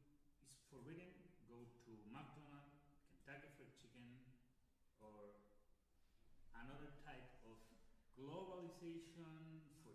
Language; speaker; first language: English; non-native, learner; Spanish